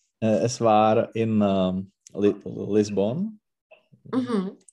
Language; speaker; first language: German; non-native, learner; Czech